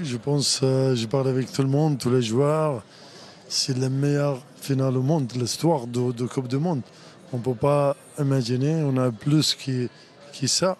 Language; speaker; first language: French; non-native, learner; Arabic